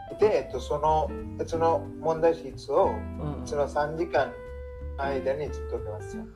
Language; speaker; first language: Japanese; non-native, learner; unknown